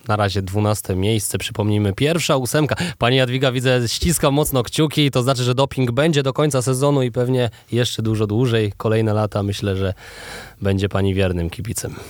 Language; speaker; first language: Polish; native; Polish